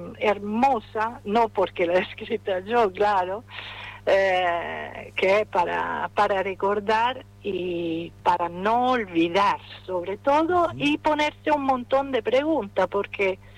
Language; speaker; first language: Spanish; non-native, fluent; Italian